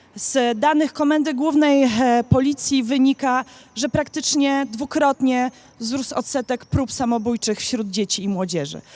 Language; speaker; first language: Polish; native; Polish